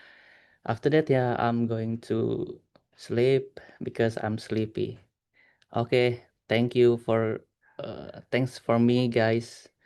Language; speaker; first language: English; non-native, learner; Indonesian